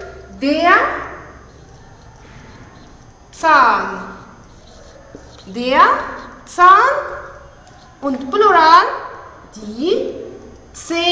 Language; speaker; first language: German; non-native, fluent; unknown